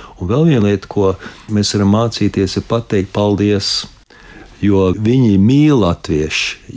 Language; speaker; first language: Latvian; early bilingual, heritage; Latvian